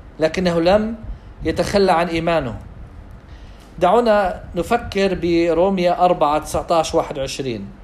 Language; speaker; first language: Arabic; non-native, fluent; English